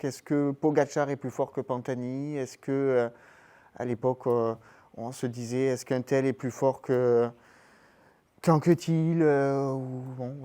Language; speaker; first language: French; native; French